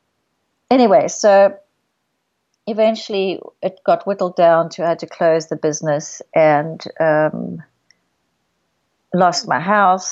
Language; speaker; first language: English; native; English